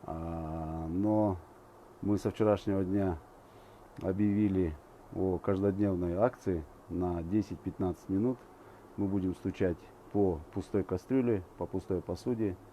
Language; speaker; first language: Russian; non-native, local second language; Kazakh